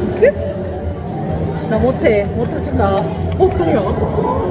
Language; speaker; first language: Korean; non-native, learner; Arabic